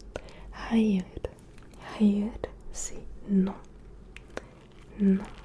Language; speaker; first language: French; early bilingual, other home language; Turkish